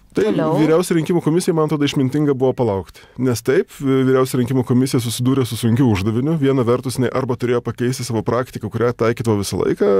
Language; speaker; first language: Lithuanian; native; Lithuanian